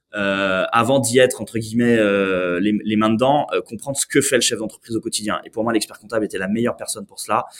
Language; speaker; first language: French; native; French